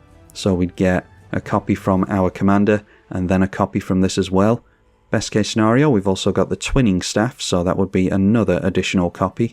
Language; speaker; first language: English; native; English